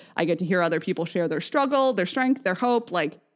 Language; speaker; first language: English; native; English